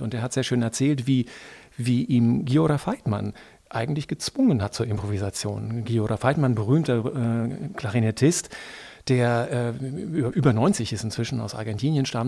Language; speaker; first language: German; native; German